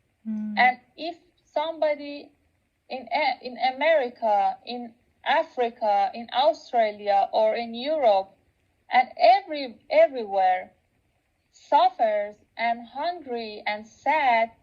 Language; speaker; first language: English; non-native, local second language; Persian